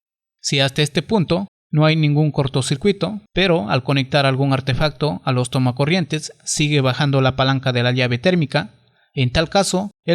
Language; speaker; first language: Spanish; native; Spanish